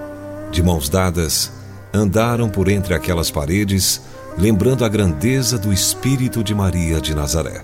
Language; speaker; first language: Portuguese; native; Portuguese